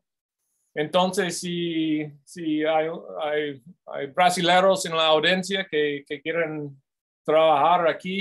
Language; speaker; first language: Spanish; non-native, fluent; English